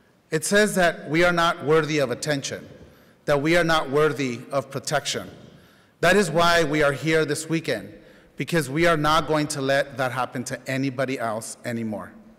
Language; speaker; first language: English; native; English